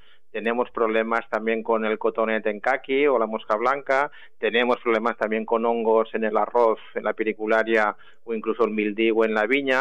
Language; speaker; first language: Spanish; native; Spanish